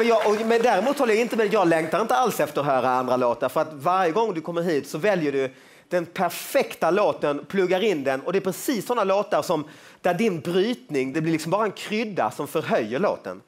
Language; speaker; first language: Swedish; native; Swedish